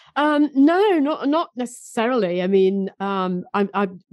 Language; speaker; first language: English; native; English